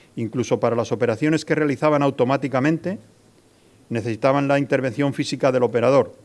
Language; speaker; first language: Spanish; native; Spanish